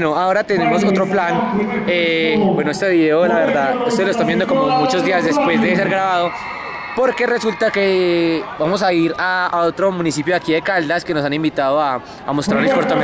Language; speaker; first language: Spanish; native; Spanish